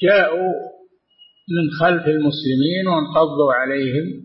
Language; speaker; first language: Arabic; native; Arabic